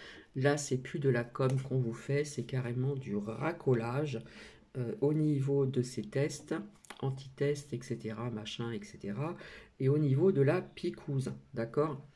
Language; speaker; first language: French; native; French